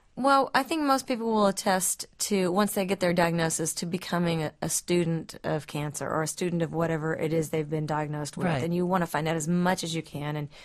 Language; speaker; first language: English; native; English